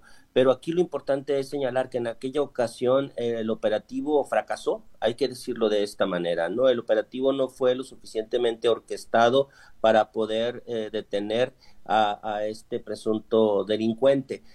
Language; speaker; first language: Spanish; native; Spanish